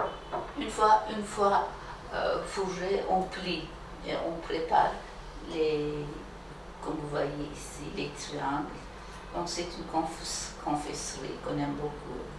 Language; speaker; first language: French; non-native, fluent; Turkish